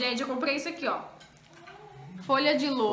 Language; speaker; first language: Portuguese; native; Portuguese